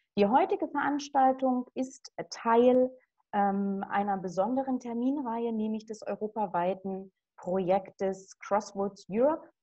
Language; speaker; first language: German; native; German